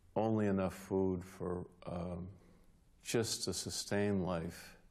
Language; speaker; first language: English; native; English